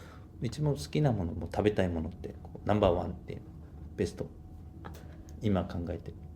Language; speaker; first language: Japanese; non-native, fluent; Korean